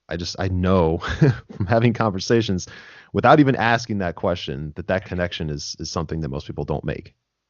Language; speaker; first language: English; native; English